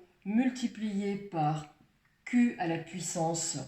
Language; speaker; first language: French; native; French